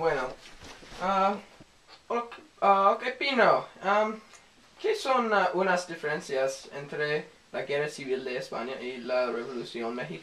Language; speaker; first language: Spanish; non-native, learner; English